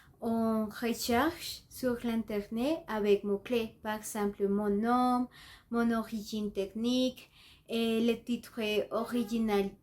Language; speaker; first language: French; non-native, learner; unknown